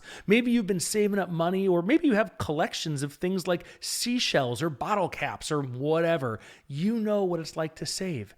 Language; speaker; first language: English; native; English